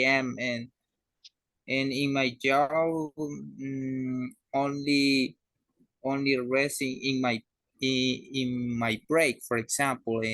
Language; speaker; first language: English; non-native, learner; Spanish